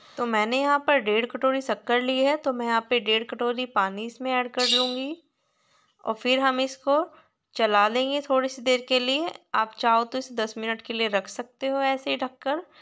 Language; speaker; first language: Hindi; native; Hindi